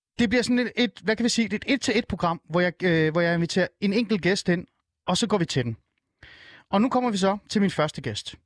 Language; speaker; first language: Danish; early bilingual, other home language; Persian